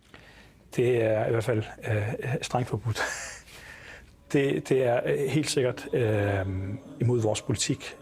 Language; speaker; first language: Danish; non-native, fluent; Arabic